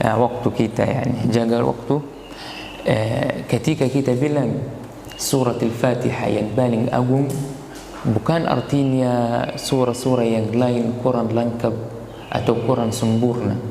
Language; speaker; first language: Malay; non-native, fluent; Arabic